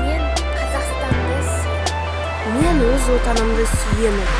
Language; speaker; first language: Kazakh; non-native, local second language; Russian